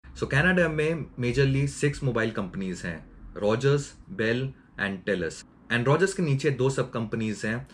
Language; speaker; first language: Hindi; native; Hindi